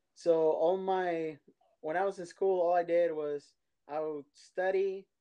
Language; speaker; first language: English; early bilingual, other home language; Spanish